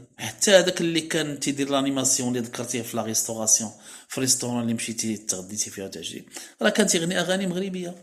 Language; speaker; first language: Arabic; native; Arabic